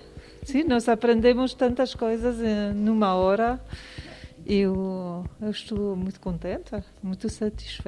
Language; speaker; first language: Portuguese; non-native, fluent; French